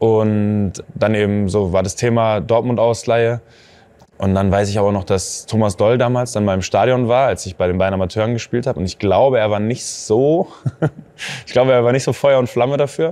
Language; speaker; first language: German; native; German